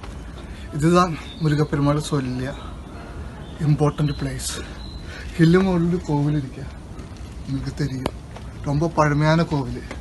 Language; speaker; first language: Tamil; non-native, learner; Malayalam